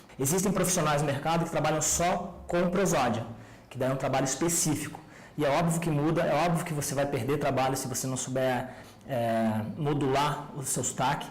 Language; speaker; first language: Portuguese; native; Portuguese